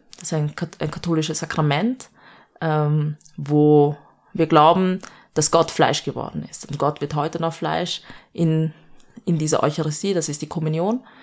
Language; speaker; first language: German; early bilingual, other home language; Malayalam